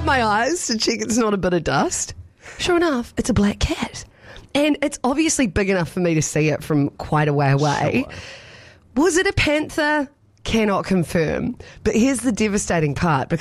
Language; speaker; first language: English; native; English